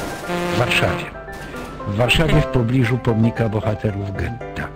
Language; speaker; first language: Polish; native; Polish